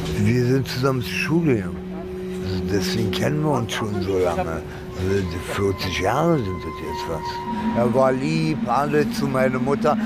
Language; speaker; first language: German; early bilingual, other home language; Italian